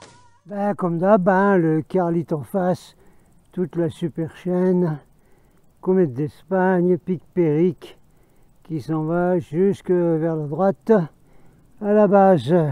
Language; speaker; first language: French; native; French